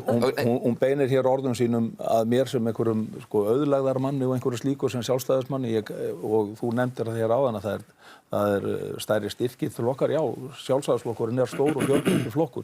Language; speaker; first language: Icelandic; native; Icelandic